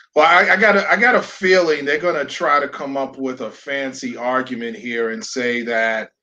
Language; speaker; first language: English; early bilingual, other home language; Spanish